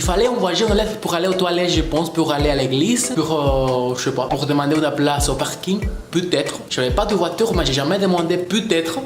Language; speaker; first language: French; non-native, fluent; Spanish